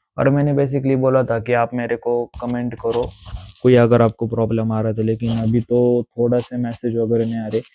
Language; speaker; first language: Hindi; non-native, local second language; Marathi